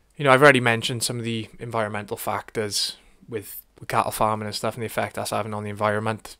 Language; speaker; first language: English; native; English